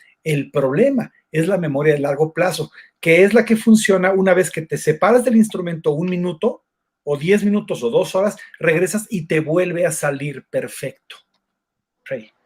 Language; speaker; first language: Spanish; native; Spanish